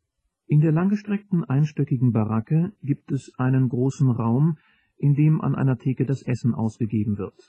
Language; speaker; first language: German; native; German